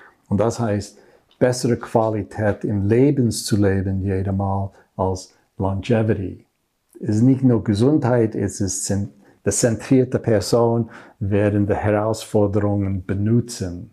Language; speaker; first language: German; non-native, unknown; English